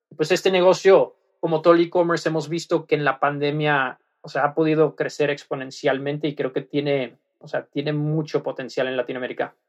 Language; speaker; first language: Spanish; non-native, fluent; Dutch